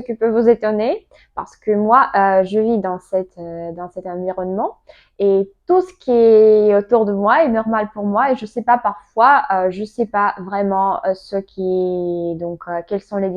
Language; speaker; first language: French; non-native, learner; Russian